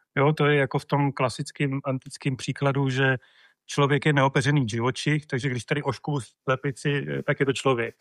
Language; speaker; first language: Czech; native; Czech